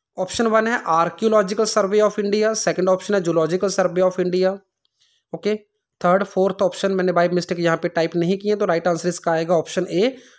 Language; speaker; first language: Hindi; non-native, local second language; Punjabi